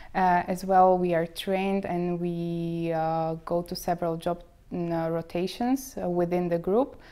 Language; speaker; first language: English; non-native, fluent; Slovak